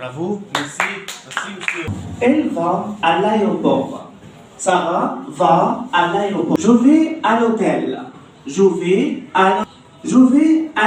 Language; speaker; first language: French; non-native, fluent; Arabic